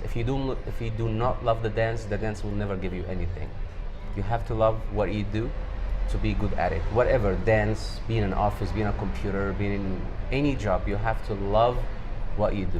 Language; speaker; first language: English; non-native, fluent; Arabic